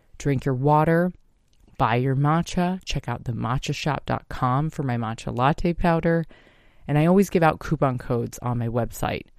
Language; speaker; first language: English; native; English